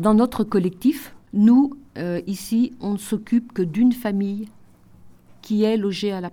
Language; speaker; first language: French; native; French